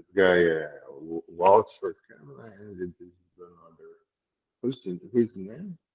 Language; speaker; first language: English; non-native, learner; Portuguese